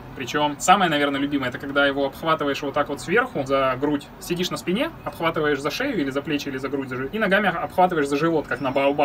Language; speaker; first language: Russian; native; Russian